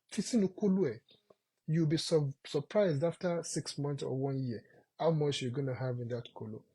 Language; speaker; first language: English; non-native, local second language; Yoruba